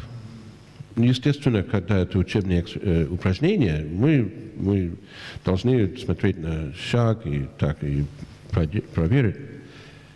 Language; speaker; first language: Russian; non-native, fluent; English